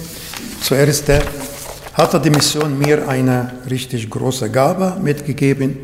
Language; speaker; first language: German; non-native, fluent; Arabic